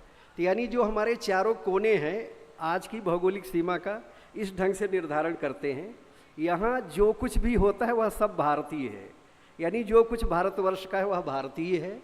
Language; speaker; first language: Hindi; native; Hindi